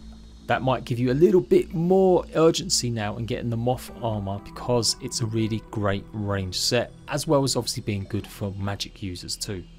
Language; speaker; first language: English; native; English